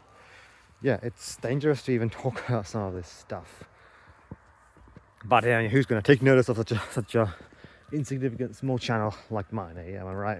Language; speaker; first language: English; native; English